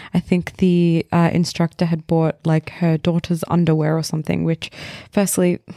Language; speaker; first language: English; early bilingual, other home language; Hindi